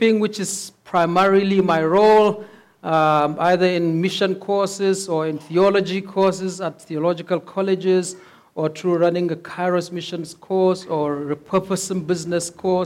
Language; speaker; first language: English; non-native, local second language; Hausa